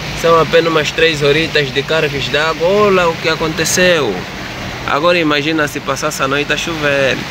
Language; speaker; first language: Portuguese; native; Portuguese